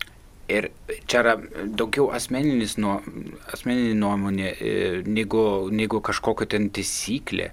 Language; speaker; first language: Lithuanian; non-native, fluent; German